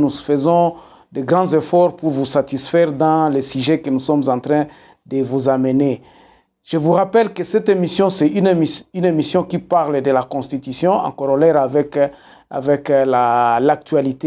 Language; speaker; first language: French; non-native, local second language; Lingala